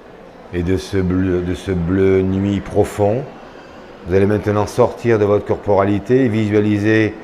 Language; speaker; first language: French; native; French